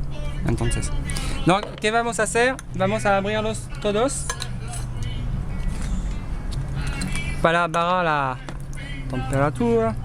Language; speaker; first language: Spanish; non-native, learner; French